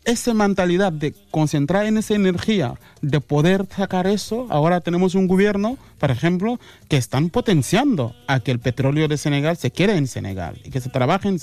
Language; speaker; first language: Spanish; non-native, fluent; Mandingo